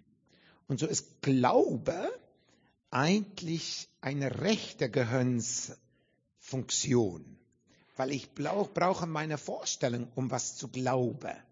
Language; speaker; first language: German; non-native, fluent; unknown